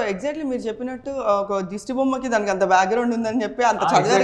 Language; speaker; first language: Telugu; native; Telugu